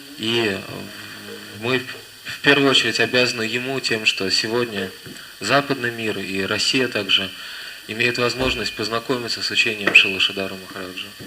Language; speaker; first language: Russian; native; Russian